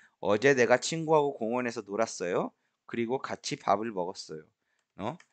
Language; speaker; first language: Korean; non-native, fluent; Spanish